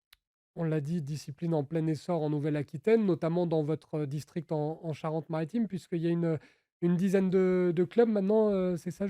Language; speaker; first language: French; native; French